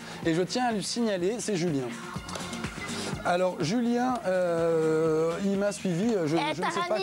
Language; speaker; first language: French; native; French